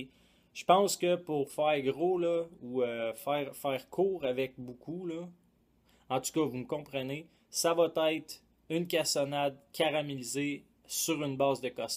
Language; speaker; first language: French; native; French